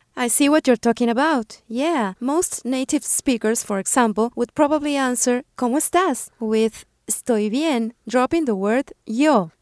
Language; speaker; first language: English; non-native, fluent; Spanish